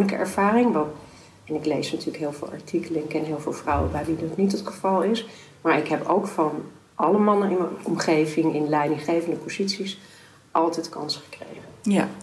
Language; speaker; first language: Dutch; native; Dutch